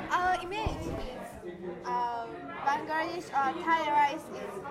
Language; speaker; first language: English; non-native, learner; Japanese